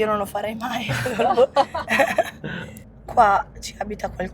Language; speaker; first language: Italian; native; Italian